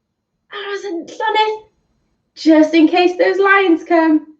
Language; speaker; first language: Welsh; non-native, learner; English